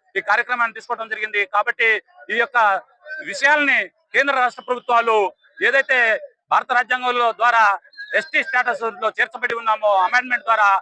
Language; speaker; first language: Telugu; non-native, local second language; Lambadi